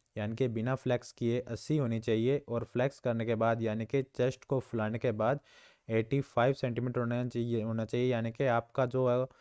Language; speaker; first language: Hindi; native; Hindi